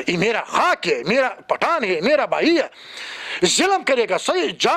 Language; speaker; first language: Hindi; non-native, learner; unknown